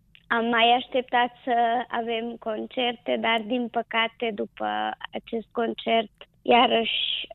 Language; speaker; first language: Romanian; non-native, local second language; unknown